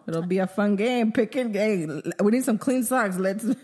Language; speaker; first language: English; early bilingual, other home language; Spanish